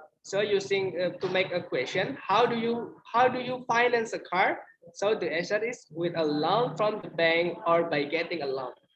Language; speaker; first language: English; non-native, learner; Indonesian